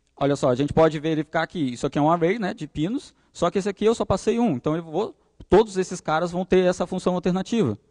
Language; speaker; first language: Portuguese; native; Portuguese